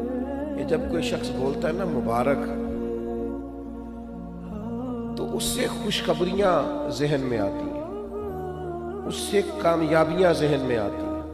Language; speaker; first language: Urdu; native; Urdu